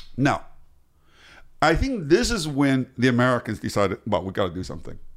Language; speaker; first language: English; early bilingual, other home language; Chinese